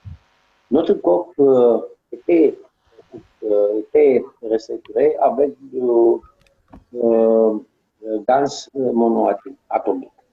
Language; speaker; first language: French; non-native, learner; Romanian